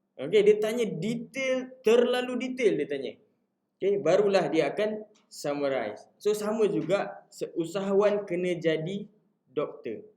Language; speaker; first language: Malay; native; Malay